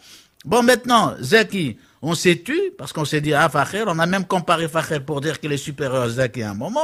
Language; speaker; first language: French; non-native, local second language; Arabic